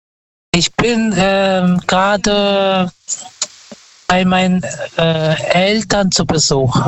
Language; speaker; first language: German; non-native, fluent; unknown